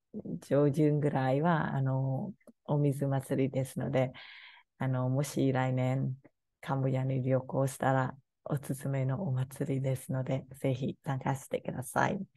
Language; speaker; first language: Japanese; non-native, learner; Khmer